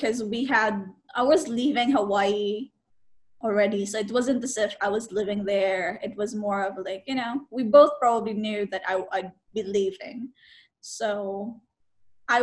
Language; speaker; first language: English; non-native, local second language; Cebuano